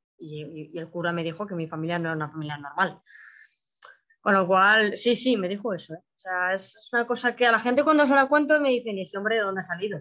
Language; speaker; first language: Spanish; native; Spanish